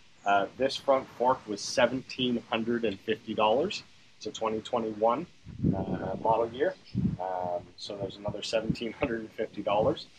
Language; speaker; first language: English; native; English